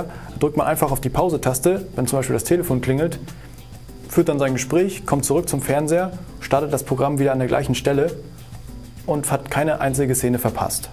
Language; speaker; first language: German; native; German